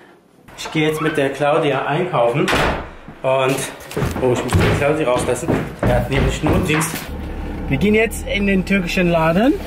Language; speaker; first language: German; native; German